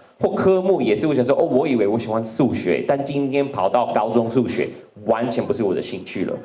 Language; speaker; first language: Chinese; non-native, fluent; English